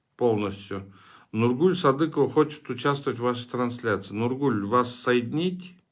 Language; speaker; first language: Russian; non-native, local second language; Kyrgyz